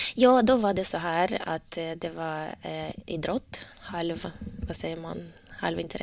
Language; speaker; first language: Swedish; non-native, learner; Russian